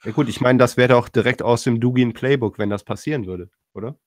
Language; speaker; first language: German; native; German